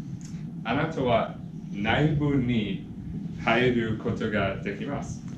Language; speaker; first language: Japanese; non-native, learner; English